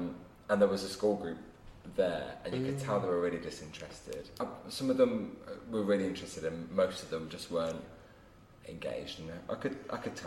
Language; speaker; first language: English; native; English